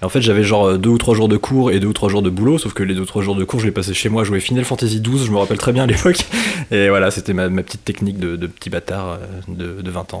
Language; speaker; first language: French; native; French